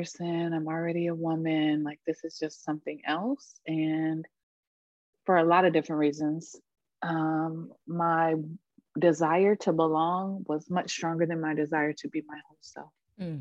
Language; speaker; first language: English; native; English